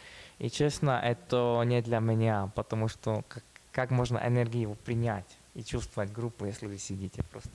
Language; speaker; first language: Russian; non-native, fluent; Slovak